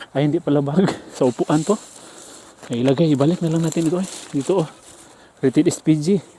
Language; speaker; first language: Filipino; non-native, local second language; Cebuano